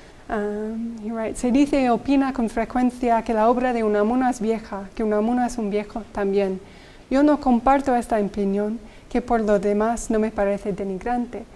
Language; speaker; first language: Spanish; non-native, fluent; English